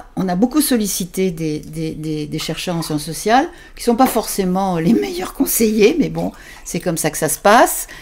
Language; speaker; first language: French; native; French